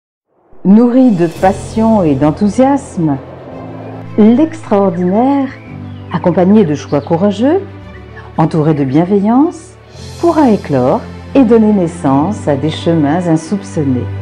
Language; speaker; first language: French; native; French